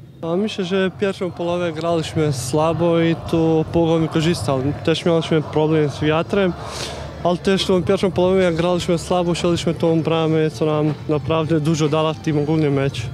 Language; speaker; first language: Polish; non-native, fluent; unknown